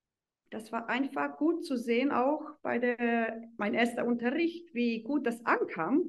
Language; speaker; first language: German; non-native, fluent; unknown